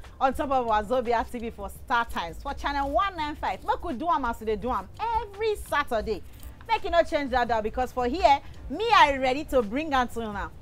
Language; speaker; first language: Nigerian Pidgin; native; Nigerian Pidgin